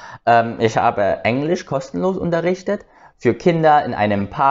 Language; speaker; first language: German; early bilingual, other home language; Vietnamese